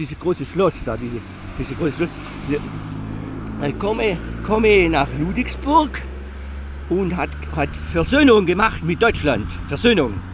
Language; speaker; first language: German; non-native, learner; Italian